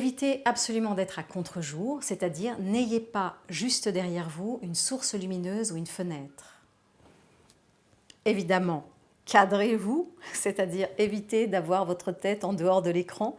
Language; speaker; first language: French; native; French